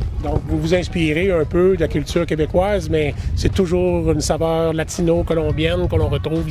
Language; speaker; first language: French; native; French